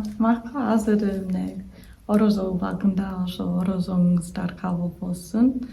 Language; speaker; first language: Kyrgyz; non-native, learner; English